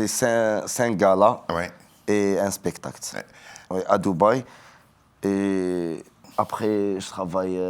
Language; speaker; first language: French; non-native, learner; Arabic